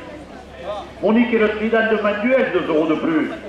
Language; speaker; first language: French; native; French